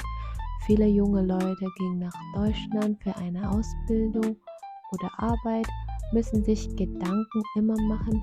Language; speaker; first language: German; non-native, fluent; Vietnamese